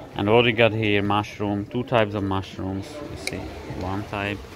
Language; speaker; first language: English; non-native, fluent; Slovak